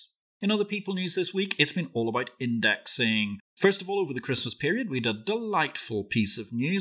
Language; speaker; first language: English; native; English